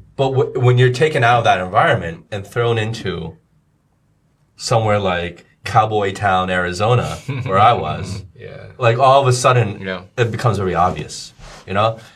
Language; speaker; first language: English; native; English